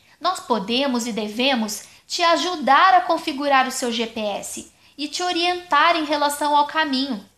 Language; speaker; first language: Portuguese; non-native, fluent; German